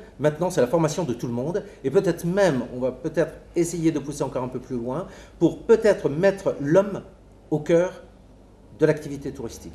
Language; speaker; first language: French; native; French